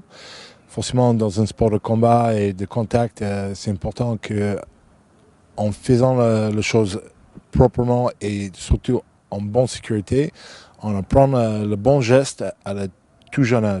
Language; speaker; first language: French; non-native, fluent; English